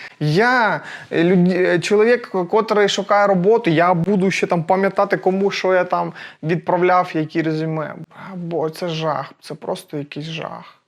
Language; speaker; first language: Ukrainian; non-native, local second language; Russian